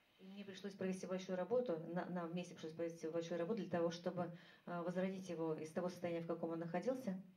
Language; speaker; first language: Russian; native; Russian